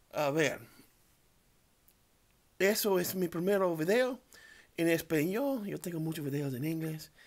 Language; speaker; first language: Spanish; non-native, learner; English